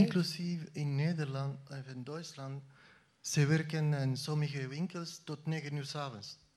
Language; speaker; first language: Dutch; non-native, learner; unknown